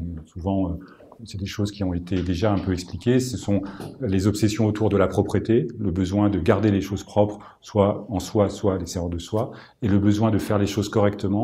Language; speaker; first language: French; native; French